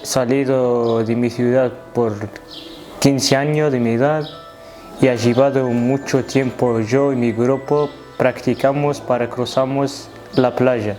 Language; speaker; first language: Spanish; non-native, learner; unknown